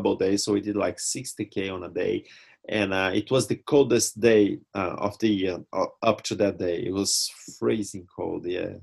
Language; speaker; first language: English; non-native, fluent; Portuguese